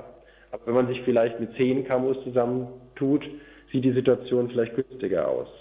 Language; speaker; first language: German; native; German